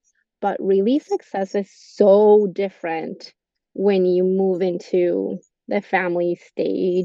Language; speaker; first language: English; non-native, fluent; Spanish